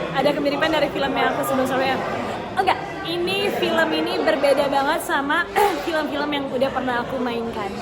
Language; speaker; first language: Indonesian; native; Indonesian